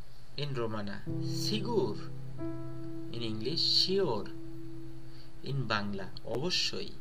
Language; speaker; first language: English; non-native, local second language; Bangla